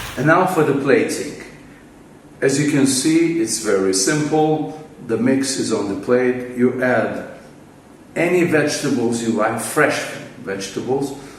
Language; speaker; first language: English; non-native, fluent; Hebrew